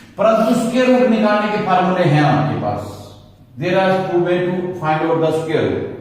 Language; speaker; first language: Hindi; non-native, local second language; Punjabi